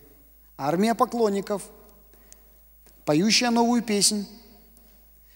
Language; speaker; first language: Russian; native; Russian